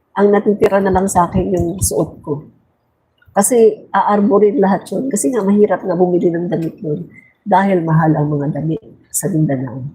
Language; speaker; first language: Filipino; non-native, local second language; Cebuano